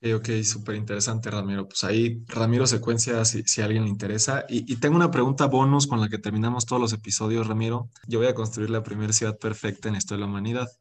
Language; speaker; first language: Spanish; native; Spanish